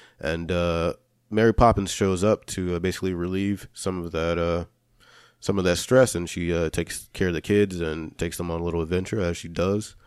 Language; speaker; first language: English; native; English